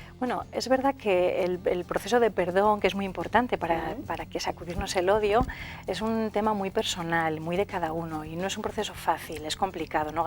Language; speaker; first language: Spanish; native; Spanish